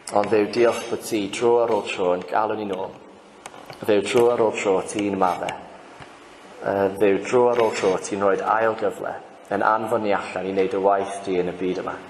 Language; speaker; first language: Welsh; native; Welsh